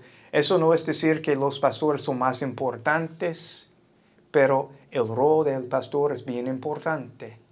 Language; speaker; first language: Spanish; non-native, fluent; English